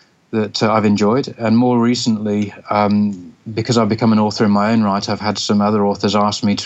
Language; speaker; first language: English; native; English